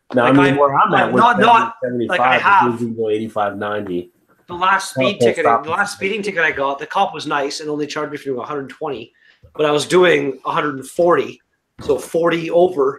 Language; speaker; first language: English; native; English